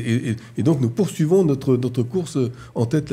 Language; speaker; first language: French; native; French